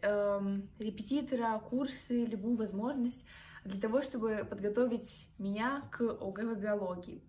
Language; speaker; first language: Russian; native; Russian